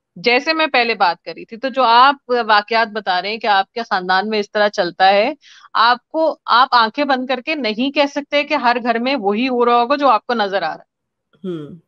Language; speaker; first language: Hindi; native; Hindi